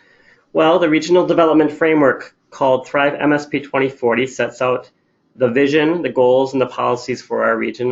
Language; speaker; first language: English; native; English